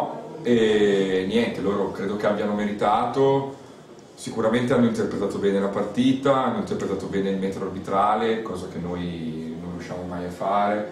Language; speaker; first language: Italian; native; Italian